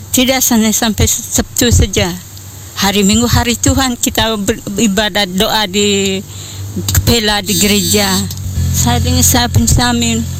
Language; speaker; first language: Indonesian; non-native, local second language; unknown